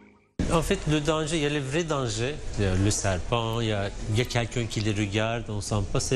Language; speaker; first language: French; non-native, fluent; Turkish